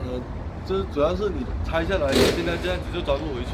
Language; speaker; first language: Chinese; native; Chinese